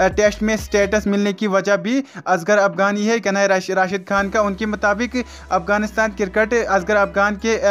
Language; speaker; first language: Hindi; native; Hindi